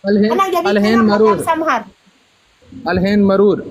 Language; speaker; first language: Arabic; non-native, learner; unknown